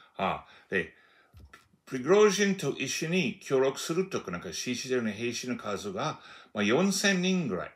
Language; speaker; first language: Japanese; non-native, fluent; English